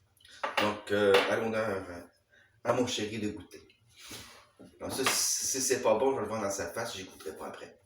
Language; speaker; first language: French; native; French